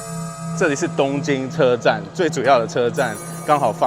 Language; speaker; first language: Chinese; native; Chinese